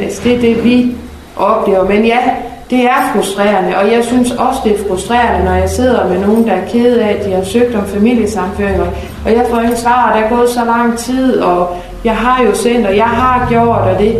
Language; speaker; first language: Danish; native; Danish